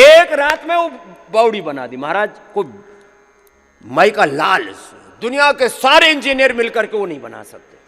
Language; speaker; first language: Hindi; native; Hindi